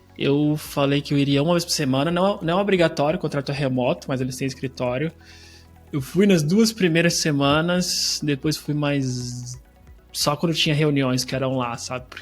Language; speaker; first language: Portuguese; native; Portuguese